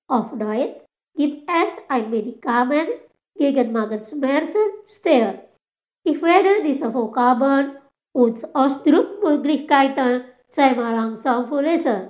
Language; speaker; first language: German; non-native, fluent; Indonesian